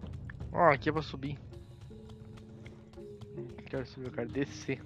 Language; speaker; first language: Portuguese; native; Portuguese